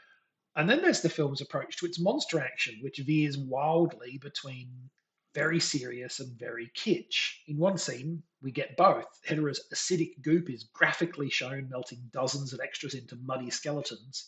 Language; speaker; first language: English; native; English